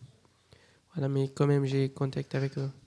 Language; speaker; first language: French; non-native, learner; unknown